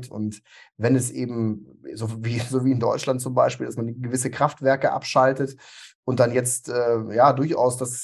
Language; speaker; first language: German; native; German